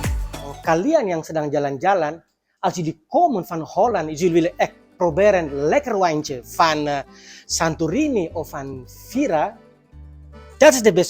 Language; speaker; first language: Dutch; non-native, learner; Indonesian